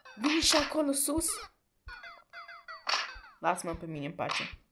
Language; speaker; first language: Romanian; native; Romanian